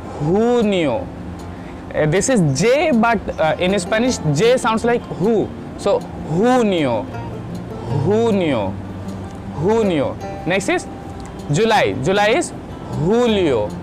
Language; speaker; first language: English; non-native, local second language; Hindi